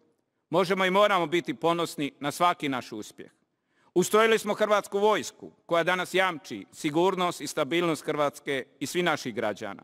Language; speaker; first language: Bosnian; native; Bosnian